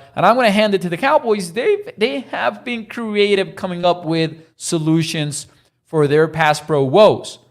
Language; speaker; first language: English; native; English